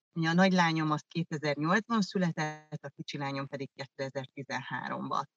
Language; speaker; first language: Hungarian; early bilingual, other home language; German